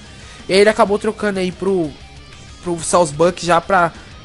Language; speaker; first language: Portuguese; native; Portuguese